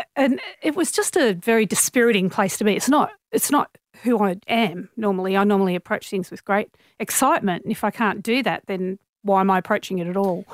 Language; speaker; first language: English; native; English